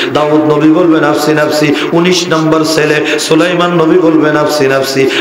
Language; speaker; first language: Bangla; native; Bangla